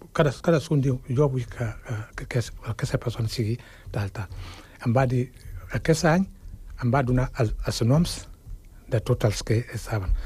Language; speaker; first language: Catalan; non-native, fluent; Wolof